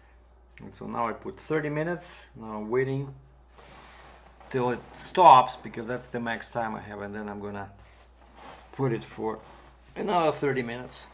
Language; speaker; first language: English; non-native, fluent; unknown